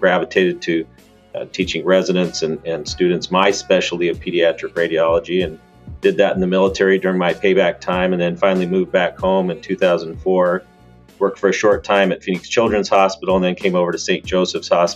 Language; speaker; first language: English; native; English